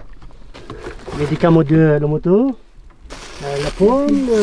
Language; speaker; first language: French; non-native, learner; Arabic